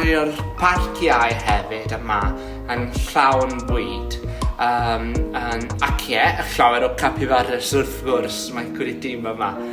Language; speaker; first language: Welsh; non-native, learner; Portuguese